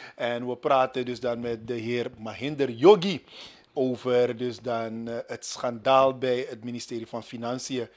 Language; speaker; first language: Dutch; native; Dutch